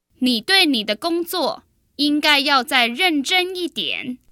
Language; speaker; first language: Chinese; non-native, fluent; English